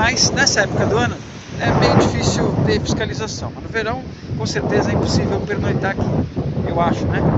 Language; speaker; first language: Portuguese; native; Portuguese